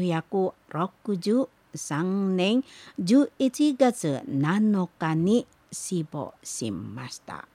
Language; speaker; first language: Japanese; non-native, learner; Indonesian